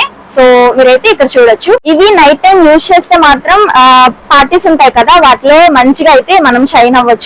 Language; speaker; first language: Telugu; native; Telugu